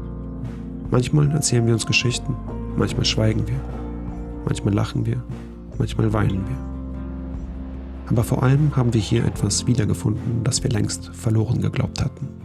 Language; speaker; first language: German; native; German